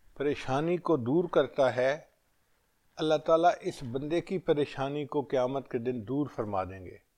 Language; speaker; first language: Urdu; native; Urdu